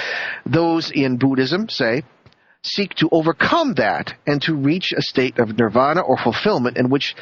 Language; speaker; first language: English; native; English